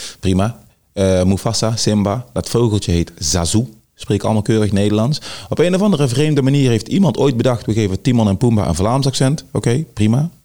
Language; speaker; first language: Dutch; early bilingual, other home language; Sranan Tongo